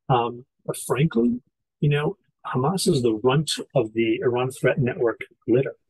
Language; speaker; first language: English; native; English